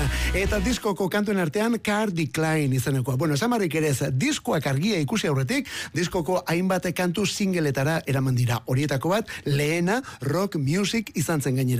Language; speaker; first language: Basque; native; Basque